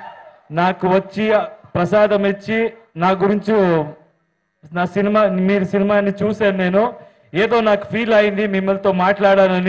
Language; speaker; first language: Telugu; non-native, learner; Kannada